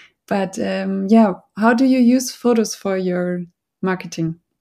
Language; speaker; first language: English; non-native, fluent; German